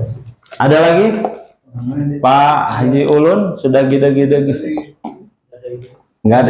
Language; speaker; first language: Indonesian; non-native, local second language; Sundanese